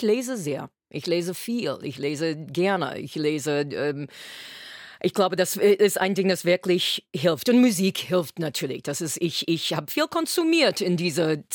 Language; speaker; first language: German; non-native, fluent; English